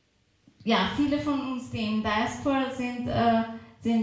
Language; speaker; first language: German; non-native, fluent; Persian